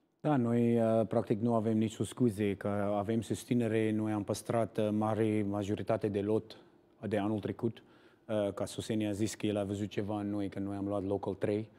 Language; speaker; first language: Romanian; non-native, learner; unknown